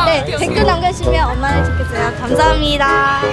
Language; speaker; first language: Korean; non-native, learner; Vietnamese